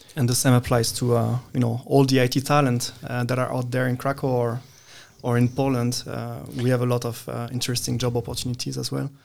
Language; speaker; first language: English; non-native, fluent; French